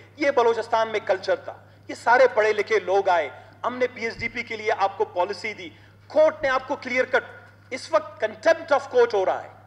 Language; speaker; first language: Urdu; non-native, local second language; Baluchi